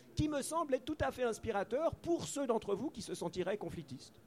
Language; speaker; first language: French; native; French